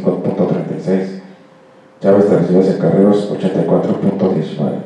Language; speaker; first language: Spanish; native; Spanish